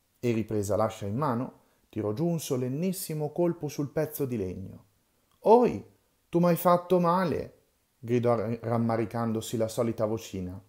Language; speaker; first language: Italian; native; Italian